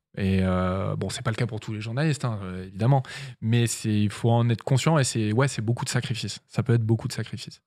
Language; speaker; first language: French; native; French